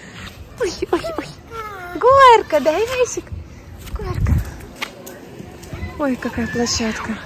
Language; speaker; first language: Russian; native; Russian